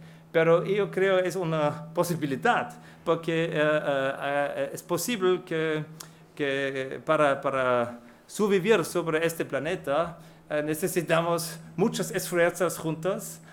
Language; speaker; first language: Spanish; non-native, fluent; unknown